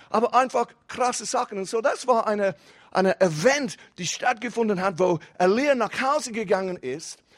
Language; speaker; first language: German; non-native, fluent; English